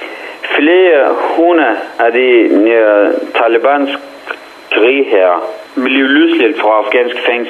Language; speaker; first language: Danish; non-native, fluent; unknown